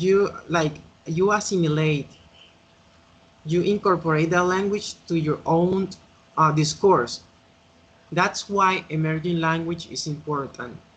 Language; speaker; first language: English; non-native, fluent; Spanish